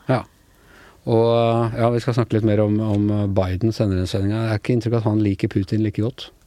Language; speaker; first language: Norwegian; native; Norwegian